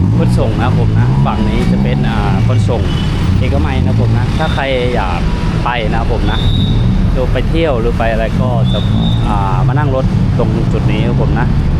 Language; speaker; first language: Thai; non-native, fluent; Lao